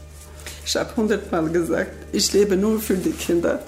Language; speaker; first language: German; non-native, learner; Albanian